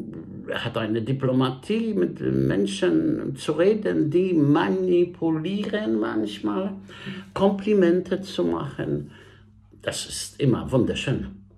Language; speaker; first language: German; non-native, fluent; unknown